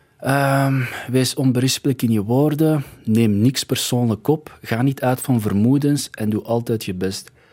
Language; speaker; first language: Dutch; early bilingual, other home language; Arabic